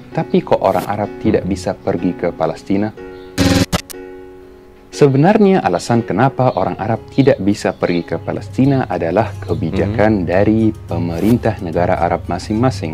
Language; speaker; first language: Indonesian; non-native, fluent; Arabic